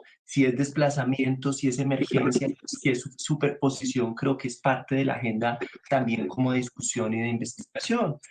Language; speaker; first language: Spanish; native; Spanish